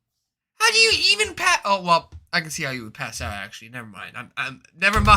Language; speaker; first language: English; native; English